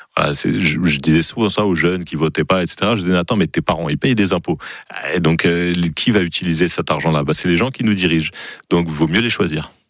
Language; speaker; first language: French; native; French